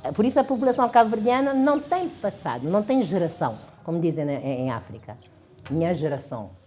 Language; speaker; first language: Portuguese; non-native, local second language; Kabuverdianu